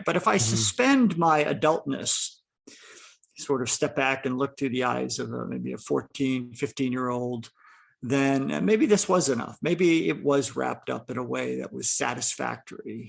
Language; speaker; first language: English; native; English